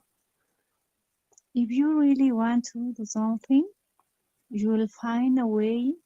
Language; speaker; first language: English; non-native, learner; Spanish